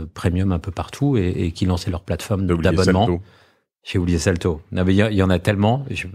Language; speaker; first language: French; native; French